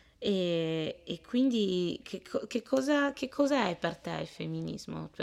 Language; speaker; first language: Italian; early bilingual, other home language; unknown